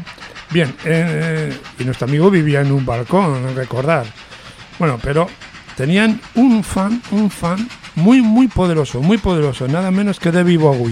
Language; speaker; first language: Spanish; native; Spanish